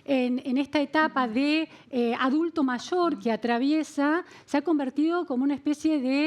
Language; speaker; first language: Spanish; native; Spanish